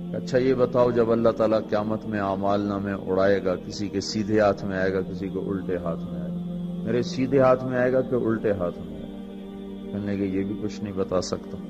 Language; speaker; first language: Urdu; non-native, local second language; Punjabi